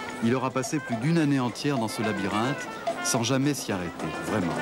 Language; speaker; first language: French; native; French